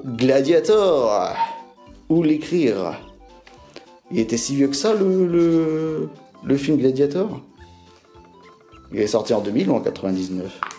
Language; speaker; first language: French; native; French